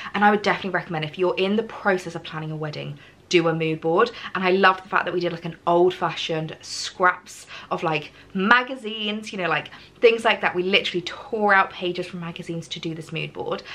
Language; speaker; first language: English; native; English